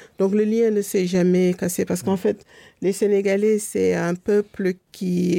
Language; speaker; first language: French; non-native, local second language; Fula